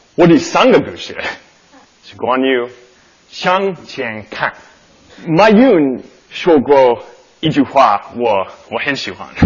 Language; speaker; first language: Chinese; non-native, learner; English